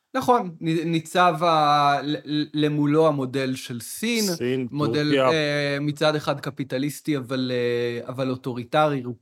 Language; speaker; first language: Hebrew; native; Hebrew